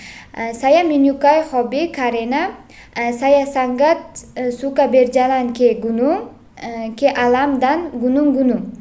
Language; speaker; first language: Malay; non-native, learner; Uzbek